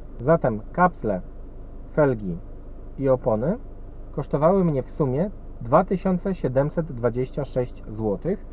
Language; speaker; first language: Polish; native; Polish